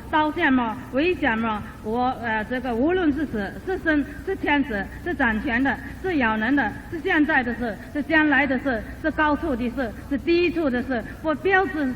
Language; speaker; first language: Chinese; native; Chinese